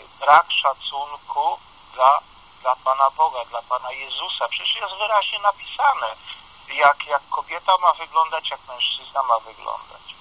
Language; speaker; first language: Polish; native; Polish